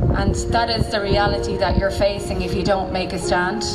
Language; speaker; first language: English; native; English